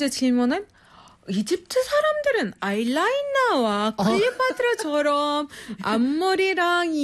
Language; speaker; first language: Korean; non-native, fluent; Arabic